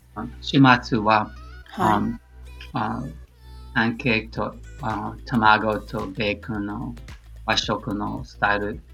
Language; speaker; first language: Japanese; non-native, learner; English